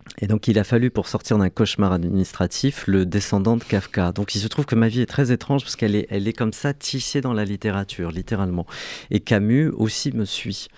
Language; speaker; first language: French; early bilingual, other home language; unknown